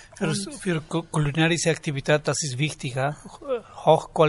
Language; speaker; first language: German; non-native, learner; Spanish